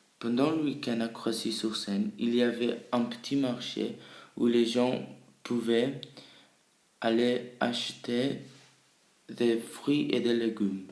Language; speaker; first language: French; early bilingual, other home language; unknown